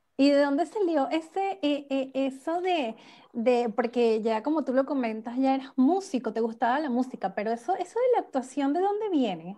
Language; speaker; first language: Spanish; native; Spanish